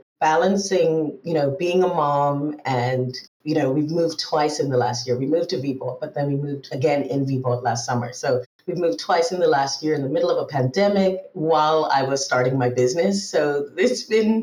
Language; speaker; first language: English; native; English